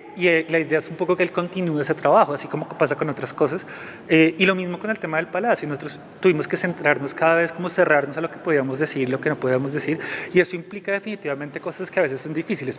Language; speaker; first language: Spanish; native; Spanish